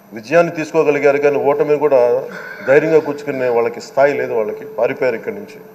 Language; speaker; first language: Telugu; native; Telugu